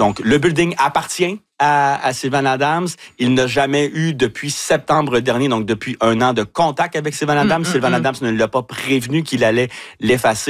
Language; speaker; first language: French; native; French